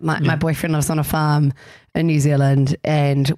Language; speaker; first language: English; native; English